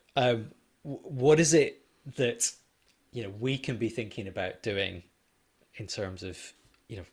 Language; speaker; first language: English; native; English